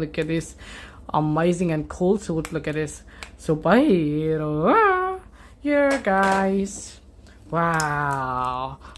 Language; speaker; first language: English; non-native, learner; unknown